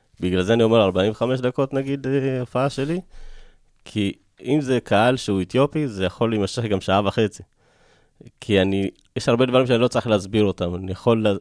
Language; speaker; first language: Hebrew; early bilingual, other home language; Amharic